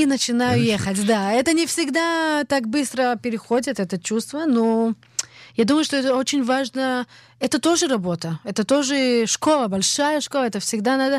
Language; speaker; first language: Russian; early bilingual, heritage; Russian